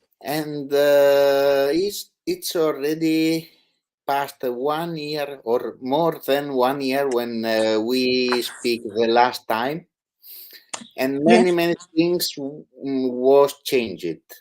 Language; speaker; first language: English; non-native, learner; Italian